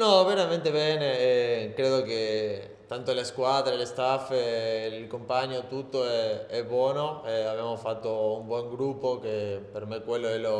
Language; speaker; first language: Italian; non-native, learner; Spanish